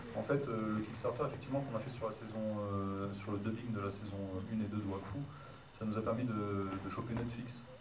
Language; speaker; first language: French; native; French